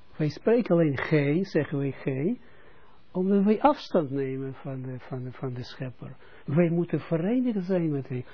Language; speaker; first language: Dutch; non-native, fluent; Russian